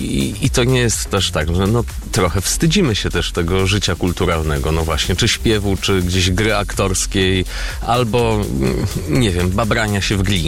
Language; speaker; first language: Polish; native; Polish